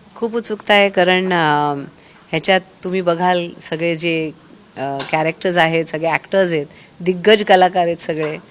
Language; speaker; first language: Marathi; native; Marathi